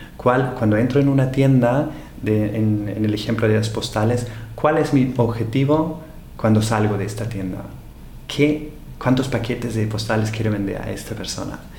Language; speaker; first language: Spanish; non-native, fluent; German